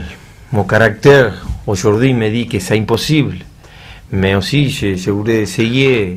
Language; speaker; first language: French; non-native, learner; Spanish